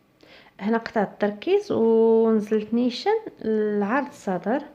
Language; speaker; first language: Arabic; native; Arabic